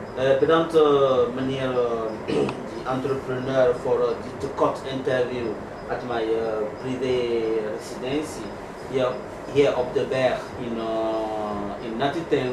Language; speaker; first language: Dutch; non-native, learner; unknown